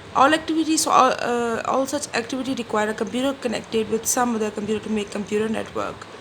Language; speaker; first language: English; non-native, local second language; Urdu